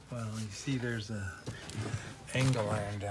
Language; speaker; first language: English; native; English